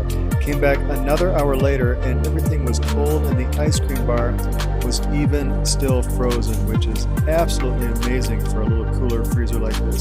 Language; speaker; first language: English; native; English